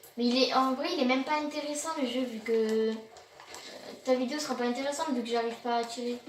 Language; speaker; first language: French; native; French